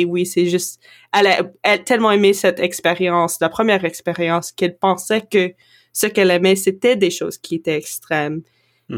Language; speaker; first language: French; non-native, local second language; English